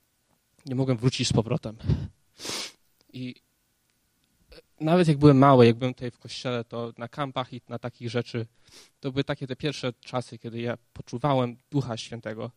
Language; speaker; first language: Polish; early bilingual, heritage; Polish